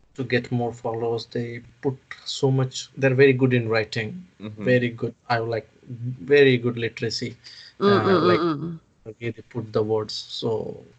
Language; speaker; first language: English; non-native, local second language; Odia